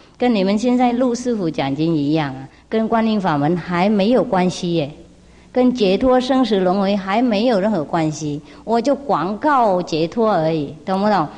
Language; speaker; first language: Chinese; non-native, fluent; Vietnamese